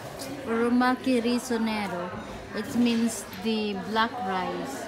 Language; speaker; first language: English; non-native, fluent; Filipino